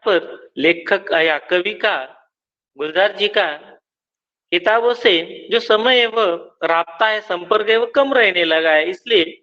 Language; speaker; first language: Hindi; non-native, local second language; Marathi